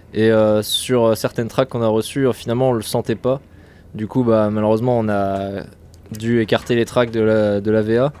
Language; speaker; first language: French; native; French